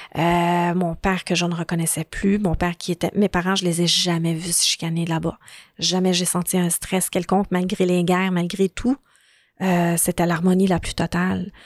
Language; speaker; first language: French; early bilingual, other home language; Arabic